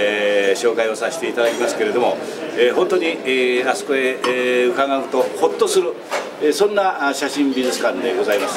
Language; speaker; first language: Japanese; native; Japanese